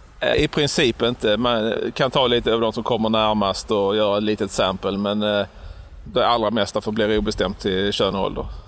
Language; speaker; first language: Swedish; native; Swedish